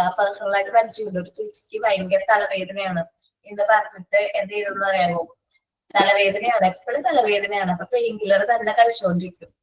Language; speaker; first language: Malayalam; native; Malayalam